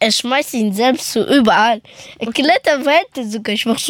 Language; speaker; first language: German; early bilingual, other home language; Persian